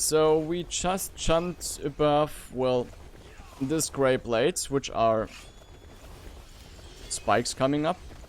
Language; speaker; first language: English; non-native, fluent; German